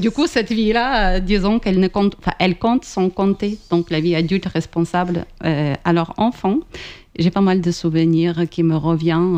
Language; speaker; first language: French; non-native, fluent; Ukrainian